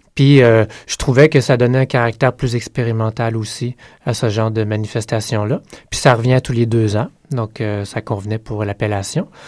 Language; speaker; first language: French; native; French